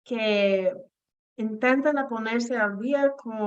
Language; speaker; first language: Spanish; non-native, fluent; English